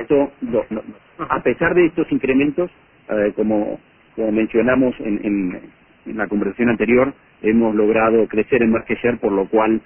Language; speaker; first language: Spanish; native; Spanish